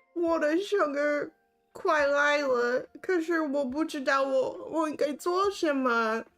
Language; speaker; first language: Chinese; non-native, learner; English